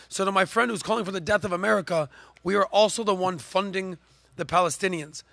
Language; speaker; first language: English; native; English